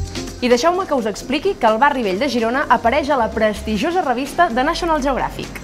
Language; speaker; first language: Catalan; native; Catalan